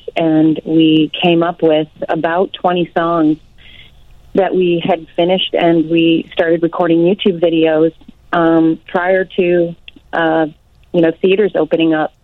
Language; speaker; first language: English; native; English